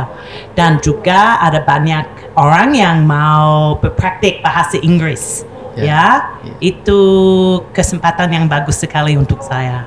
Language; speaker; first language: Indonesian; non-native, fluent; English